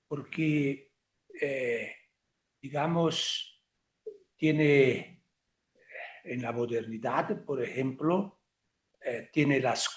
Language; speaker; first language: Spanish; non-native, fluent; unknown